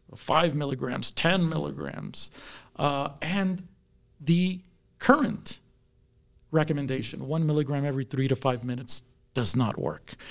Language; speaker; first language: English; native; English